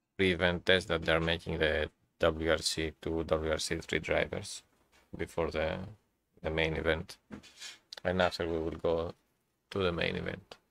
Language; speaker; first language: English; non-native, learner; Greek